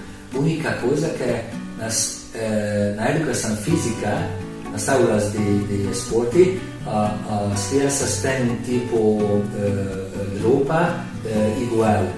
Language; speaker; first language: Portuguese; non-native, learner; Hungarian